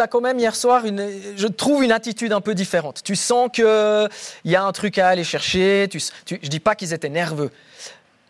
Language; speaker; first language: French; native; French